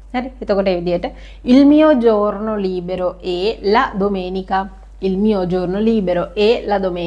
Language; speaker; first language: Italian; non-native, fluent; Sinhala